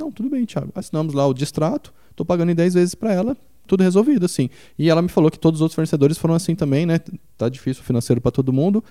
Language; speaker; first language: Portuguese; native; Portuguese